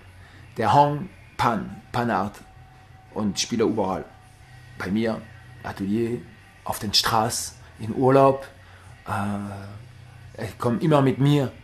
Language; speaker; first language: German; non-native, learner; French